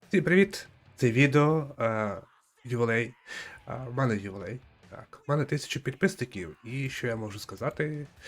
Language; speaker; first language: Ukrainian; non-native, local second language; Russian